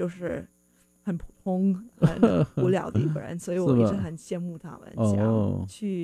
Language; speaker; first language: Chinese; non-native, fluent; English